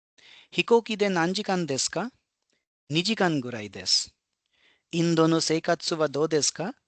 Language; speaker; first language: Japanese; non-native, fluent; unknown